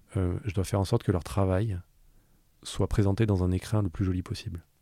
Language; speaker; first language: French; native; French